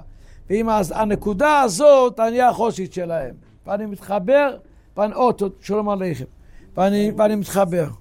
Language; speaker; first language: Hebrew; non-native, local second language; Yiddish